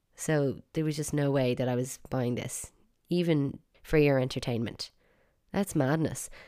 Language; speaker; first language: English; native; English